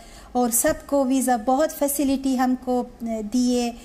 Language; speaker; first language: Hindi; non-native, learner; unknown